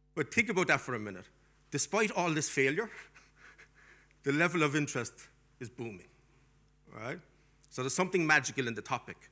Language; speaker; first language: English; native; English